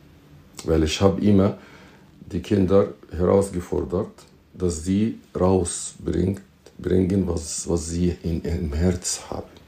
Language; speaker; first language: German; non-native, fluent; Arabic